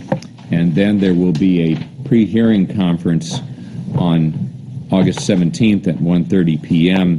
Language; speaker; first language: English; native; English